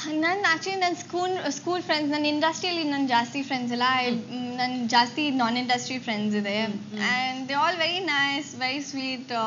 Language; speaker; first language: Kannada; non-native, local second language; Bangla